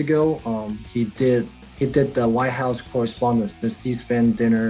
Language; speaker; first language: English; non-native, fluent; Chinese